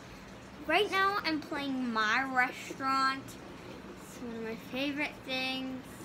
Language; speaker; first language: English; native; English